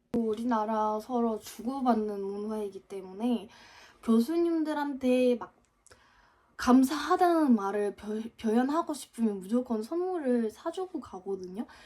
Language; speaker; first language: Korean; non-native, fluent; Ukrainian